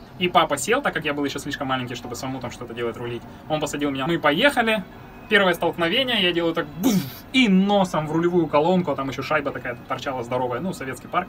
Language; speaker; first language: Russian; native; Russian